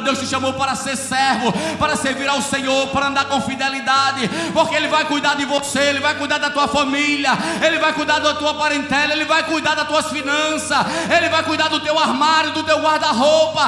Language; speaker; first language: Portuguese; native; Portuguese